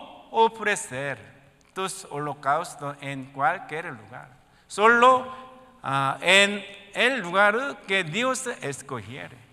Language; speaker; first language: Spanish; non-native, learner; Korean